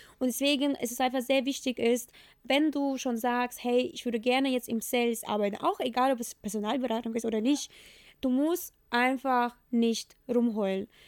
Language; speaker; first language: German; non-native, fluent; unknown